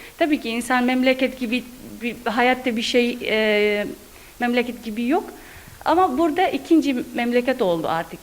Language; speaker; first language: Turkish; non-native, learner; Arabic